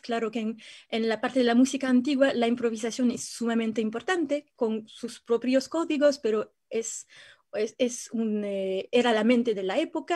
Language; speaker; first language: Spanish; non-native, fluent; French